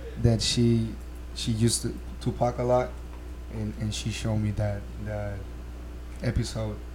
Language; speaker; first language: English; non-native, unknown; Spanish